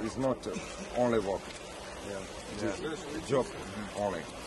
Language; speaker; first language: English; non-native, learner; Russian